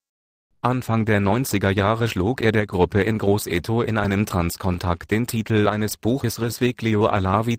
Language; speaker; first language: German; native; German